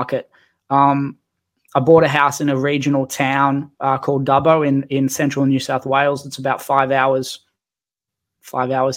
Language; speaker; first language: English; native; English